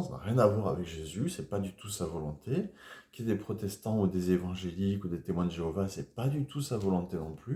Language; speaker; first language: French; native; French